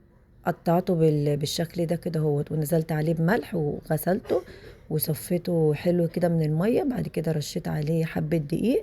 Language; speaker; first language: Arabic; native; Arabic